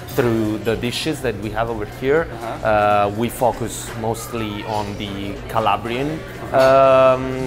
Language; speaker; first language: English; non-native, fluent; Italian